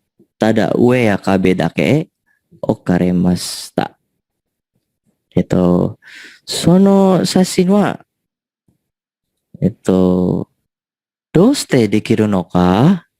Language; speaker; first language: Japanese; non-native, learner; Indonesian